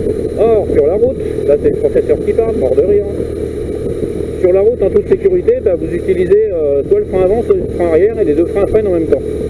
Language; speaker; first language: French; native; French